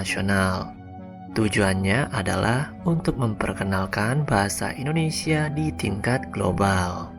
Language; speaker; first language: Indonesian; native; Indonesian